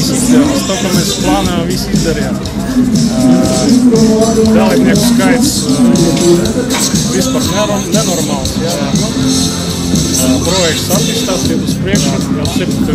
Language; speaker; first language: Latvian; native; Latvian